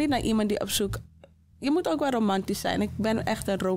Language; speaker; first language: Dutch; native; Dutch